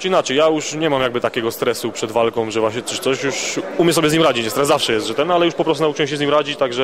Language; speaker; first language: Polish; native; Polish